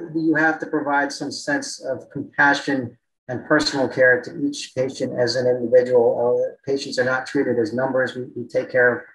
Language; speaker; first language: English; native; English